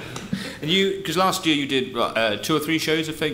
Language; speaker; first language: English; native; English